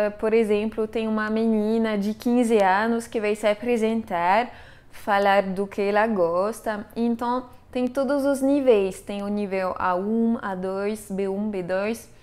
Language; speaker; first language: Portuguese; non-native, fluent; French